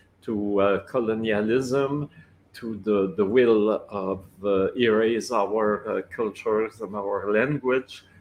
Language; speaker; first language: English; non-native, local second language; French